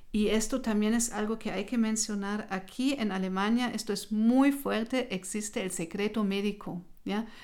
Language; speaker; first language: Spanish; non-native, fluent; German